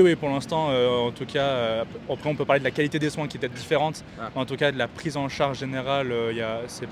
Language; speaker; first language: French; native; French